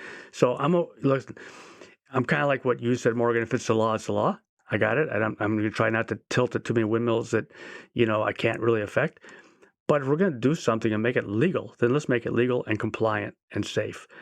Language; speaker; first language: English; native; English